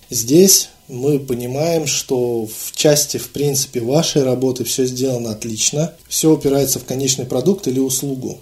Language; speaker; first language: Russian; native; Russian